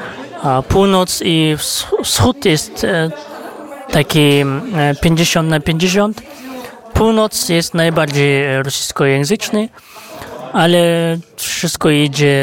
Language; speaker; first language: Polish; non-native, fluent; Kazakh